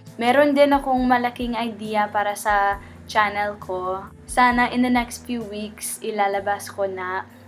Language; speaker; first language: Filipino; early bilingual, heritage; Filipino